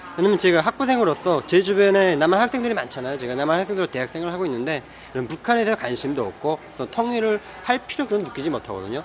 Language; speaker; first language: Korean; native; Korean